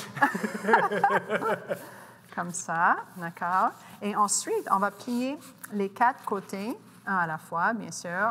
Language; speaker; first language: French; non-native, local second language; English